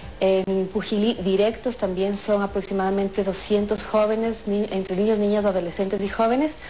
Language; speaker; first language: Spanish; native; Spanish